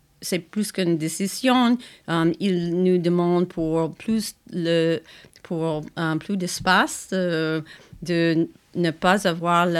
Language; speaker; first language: French; non-native, fluent; English